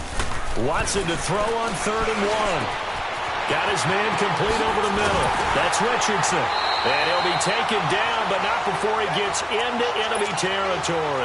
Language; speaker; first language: English; native; English